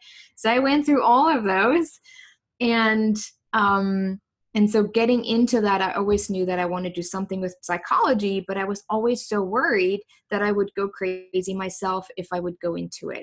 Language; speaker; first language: English; non-native, fluent; German